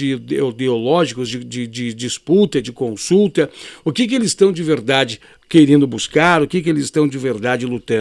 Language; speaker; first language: Portuguese; native; Portuguese